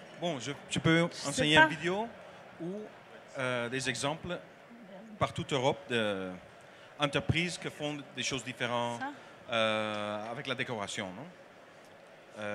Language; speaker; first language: French; non-native, learner; Dutch